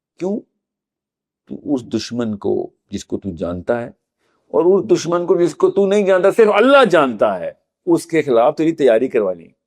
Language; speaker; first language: Urdu; native; Urdu